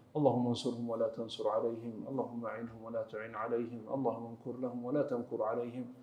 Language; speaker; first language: Arabic; non-native, fluent; Swahili